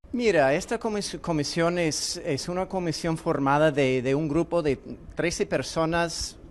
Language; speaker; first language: Spanish; non-native, fluent; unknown